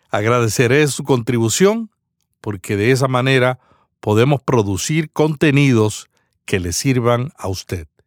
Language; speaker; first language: Spanish; native; Spanish